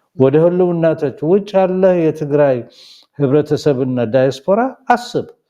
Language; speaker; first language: Amharic; non-native, local second language; Somali